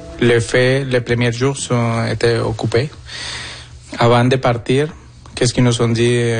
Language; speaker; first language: French; non-native, fluent; Spanish